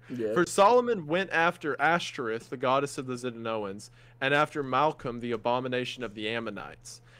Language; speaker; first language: English; native; English